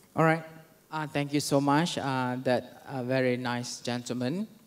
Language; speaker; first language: English; non-native, local second language; Malay